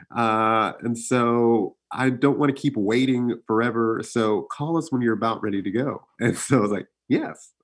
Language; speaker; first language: English; native; English